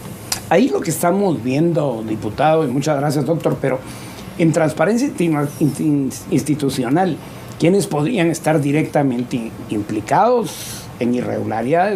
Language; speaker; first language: Spanish; native; Spanish